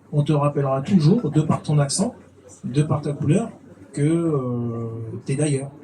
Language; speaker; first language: French; native; French